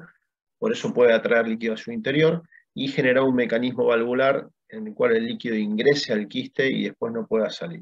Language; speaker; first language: Spanish; native; Spanish